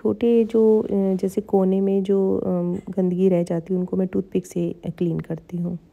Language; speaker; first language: Hindi; native; Hindi